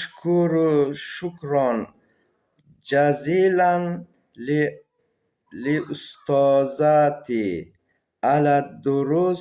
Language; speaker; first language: Arabic; non-native, learner; Uzbek